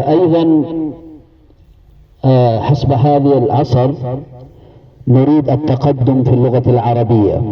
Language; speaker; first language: Arabic; non-native, fluent; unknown